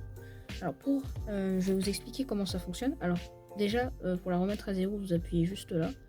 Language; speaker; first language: French; native; French